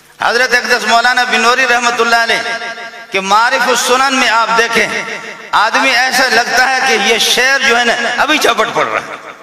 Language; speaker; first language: Urdu; non-native, local second language; Baluchi